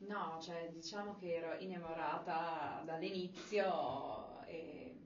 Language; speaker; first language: Italian; non-native, fluent; English